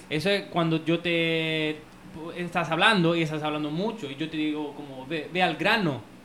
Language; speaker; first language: Spanish; non-native, fluent; Italian